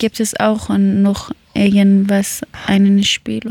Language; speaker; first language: German; non-native, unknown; Persian